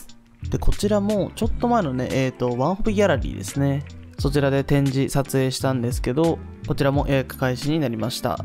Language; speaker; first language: Japanese; native; Japanese